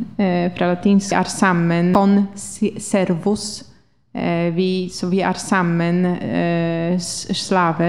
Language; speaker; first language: Norwegian; non-native, fluent; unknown